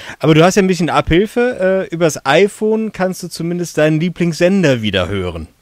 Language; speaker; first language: German; native; German